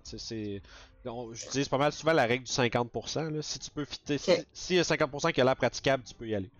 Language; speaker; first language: French; native; French